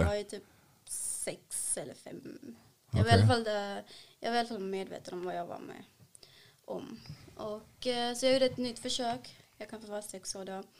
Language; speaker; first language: Swedish; early bilingual, other home language; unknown